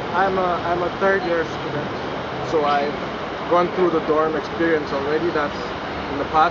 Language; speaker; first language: English; non-native, fluent; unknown